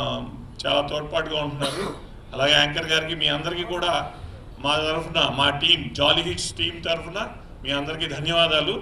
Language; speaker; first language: Telugu; native; Telugu